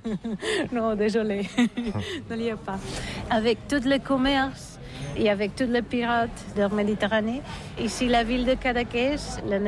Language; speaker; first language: French; non-native, learner; Catalan